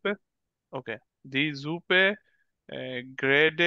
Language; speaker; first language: German; non-native, learner; Bangla